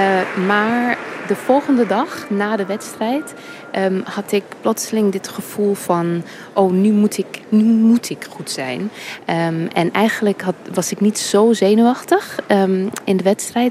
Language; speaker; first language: Dutch; early bilingual, heritage; English